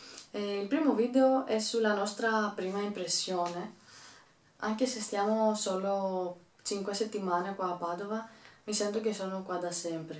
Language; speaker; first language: Italian; non-native, learner; Greek